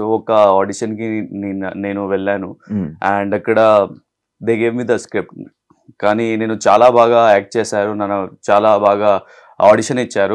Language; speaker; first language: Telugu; non-native, local second language; Hindi